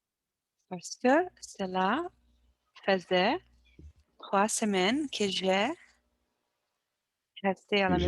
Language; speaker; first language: French; non-native, learner; Portuguese